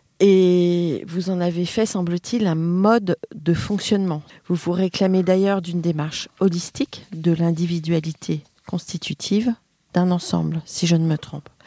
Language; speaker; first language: French; native; French